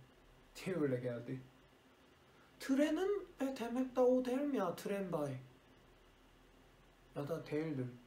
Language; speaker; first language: Turkish; non-native, learner; Korean